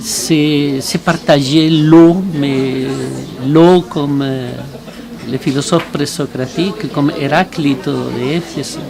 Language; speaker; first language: French; non-native, fluent; Spanish